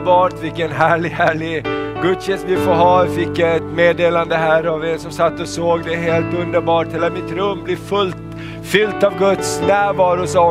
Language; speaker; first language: Swedish; non-native, fluent; Spanish